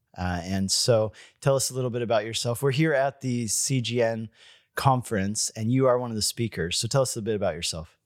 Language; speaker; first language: English; native; English